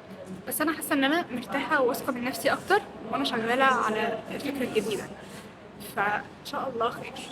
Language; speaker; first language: Arabic; native; Arabic